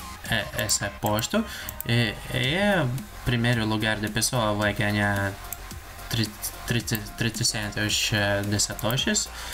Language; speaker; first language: Portuguese; non-native, learner; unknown